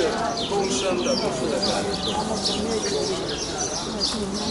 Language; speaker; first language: Chinese; non-native, fluent; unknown